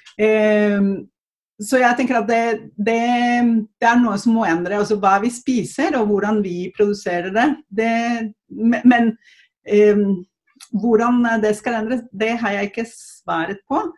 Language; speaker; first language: Norwegian; non-native, fluent; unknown